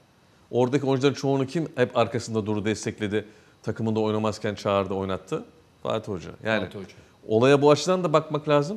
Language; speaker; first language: Turkish; native; Turkish